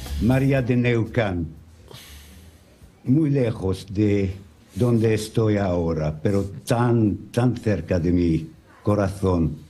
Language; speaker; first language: Spanish; non-native, learner; French